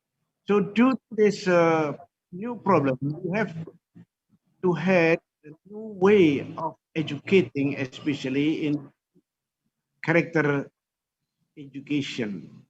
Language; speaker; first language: English; non-native, fluent; Indonesian